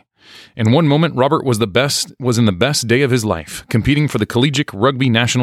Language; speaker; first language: English; native; English